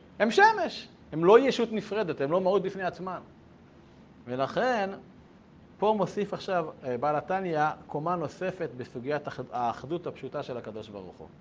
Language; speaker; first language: Hebrew; native; Hebrew